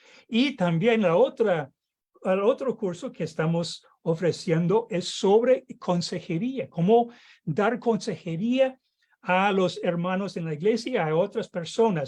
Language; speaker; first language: Spanish; non-native, fluent; English